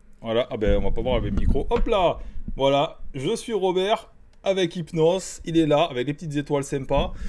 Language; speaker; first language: French; native; French